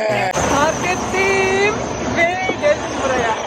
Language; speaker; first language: Turkish; non-native, fluent; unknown